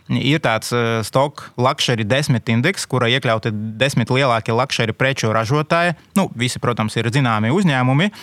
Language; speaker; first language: Latvian; non-native, local second language; Russian